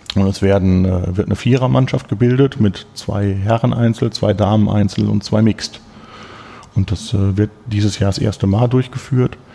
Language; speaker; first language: German; native; German